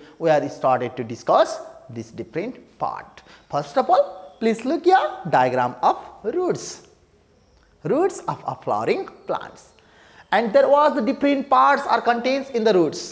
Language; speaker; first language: English; non-native, local second language; Nepali